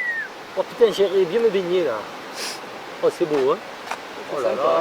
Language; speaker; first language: French; native; French